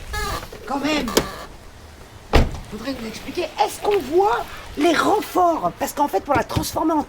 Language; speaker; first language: French; native; French